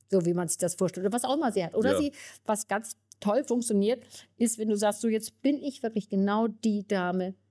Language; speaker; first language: German; native; German